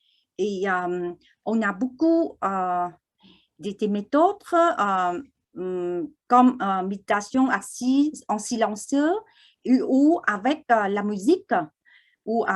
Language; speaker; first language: French; non-native, fluent; Vietnamese